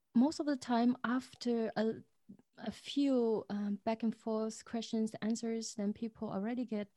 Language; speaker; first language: English; non-native, fluent; Chinese